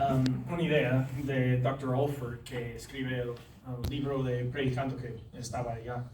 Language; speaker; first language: Spanish; non-native, learner; English